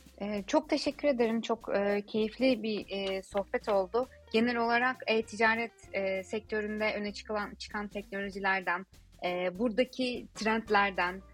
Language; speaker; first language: Turkish; native; Turkish